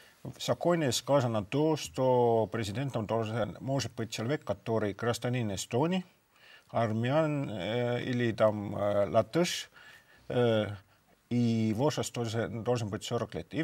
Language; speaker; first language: Russian; non-native, local second language; Estonian